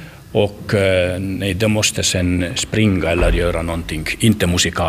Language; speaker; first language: Swedish; non-native, learner; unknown